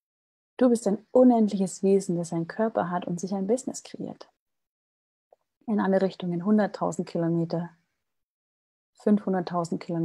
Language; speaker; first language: German; native; German